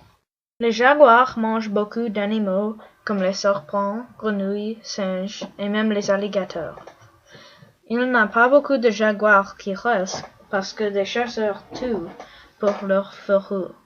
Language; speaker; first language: French; non-native, learner; English